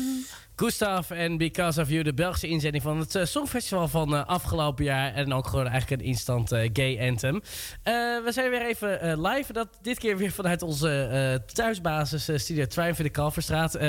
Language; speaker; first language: Dutch; native; Dutch